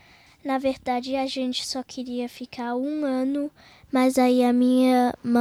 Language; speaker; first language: Portuguese; early bilingual, heritage; Portuguese